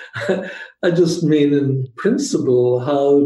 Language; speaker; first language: English; native; English